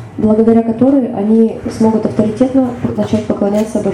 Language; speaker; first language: Russian; native; Russian